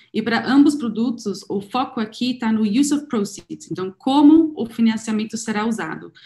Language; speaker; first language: Portuguese; non-native, fluent; German